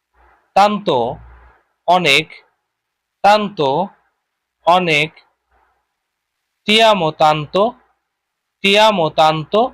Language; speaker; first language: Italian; non-native, learner; Bangla